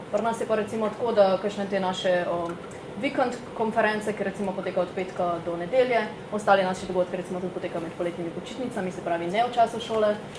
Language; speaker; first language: Slovenian; native; Slovenian